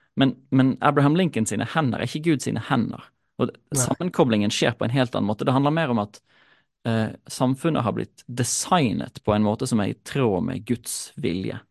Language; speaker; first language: Norwegian; native; Norwegian